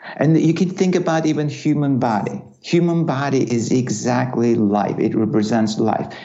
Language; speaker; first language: English; non-native, fluent; Turkish